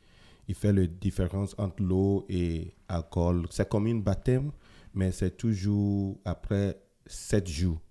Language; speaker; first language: French; non-native, fluent; Ewe